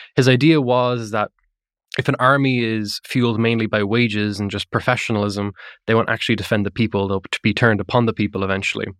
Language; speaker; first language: English; native; English